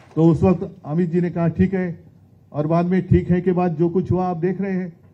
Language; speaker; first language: Hindi; non-native, local second language; Marathi